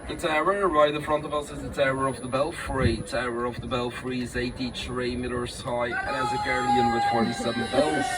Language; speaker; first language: English; non-native, fluent; Dutch